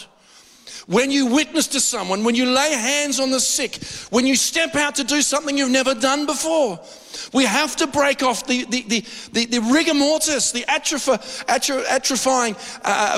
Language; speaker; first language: English; native; English